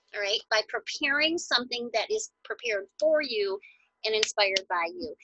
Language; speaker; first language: English; native; English